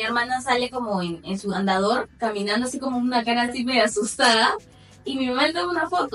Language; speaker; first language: Spanish; native; Spanish